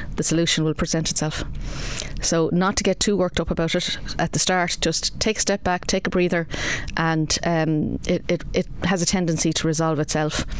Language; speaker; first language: English; native; English